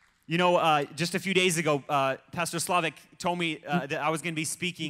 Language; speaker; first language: English; early bilingual, other home language; Russian